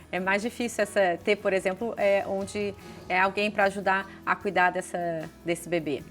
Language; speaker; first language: Portuguese; native; Portuguese